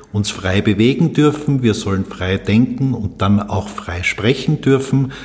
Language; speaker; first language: German; native; German